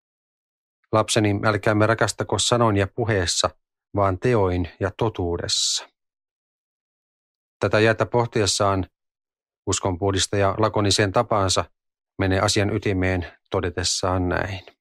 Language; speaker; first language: Finnish; native; Finnish